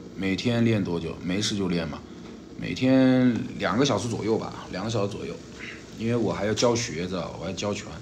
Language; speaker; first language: Chinese; native; Chinese